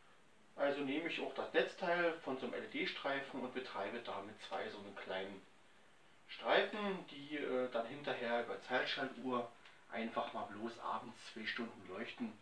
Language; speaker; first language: German; native; German